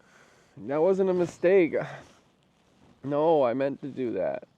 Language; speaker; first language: English; native; English